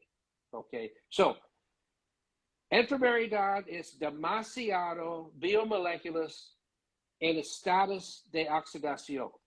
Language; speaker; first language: Spanish; non-native, learner; English